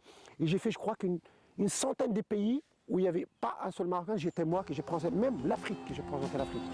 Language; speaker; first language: French; non-native, local second language; Arabic